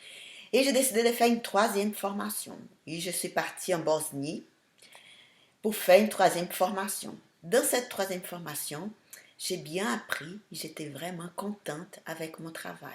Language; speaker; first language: French; non-native, fluent; Portuguese